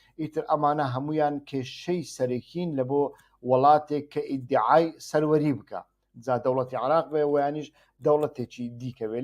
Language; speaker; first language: Central Kurdish; native; Central Kurdish